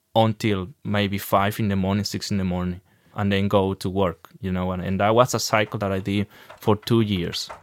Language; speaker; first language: English; non-native, fluent; Spanish